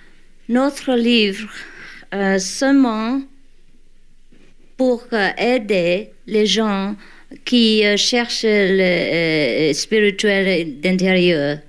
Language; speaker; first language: French; non-native, learner; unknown